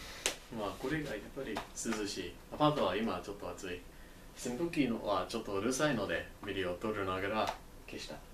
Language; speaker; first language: Japanese; non-native, learner; English